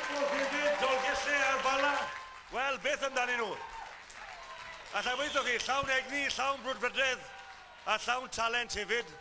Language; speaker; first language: Welsh; native; Welsh